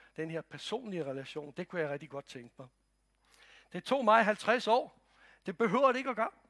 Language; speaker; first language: Danish; non-native, fluent; Croatian